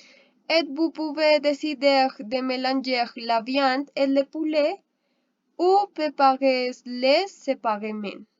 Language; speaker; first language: French; non-native, learner; Spanish